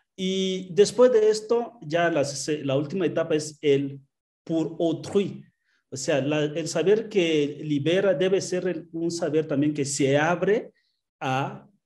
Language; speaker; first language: Spanish; non-native, fluent; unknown